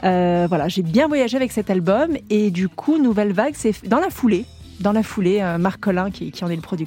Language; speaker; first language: French; native; French